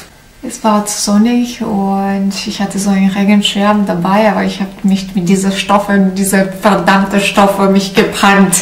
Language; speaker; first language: German; non-native, learner; Italian